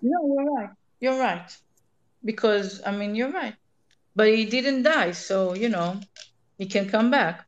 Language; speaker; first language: English; non-native, fluent; Hebrew